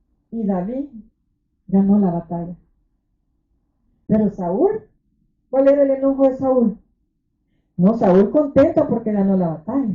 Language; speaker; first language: Spanish; native; Spanish